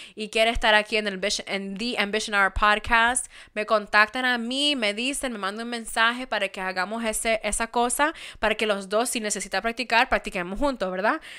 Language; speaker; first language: Spanish; early bilingual, heritage; Spanish